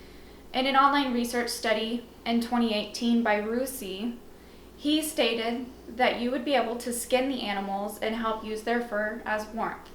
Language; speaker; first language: English; native; English